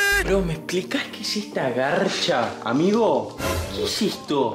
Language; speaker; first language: Spanish; native; Spanish